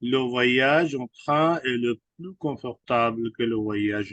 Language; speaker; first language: French; non-native, fluent; Urdu